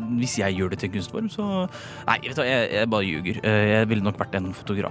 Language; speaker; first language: Norwegian; native; Norwegian